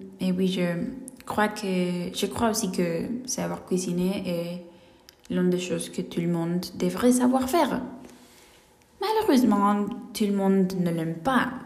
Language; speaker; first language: French; non-native, learner; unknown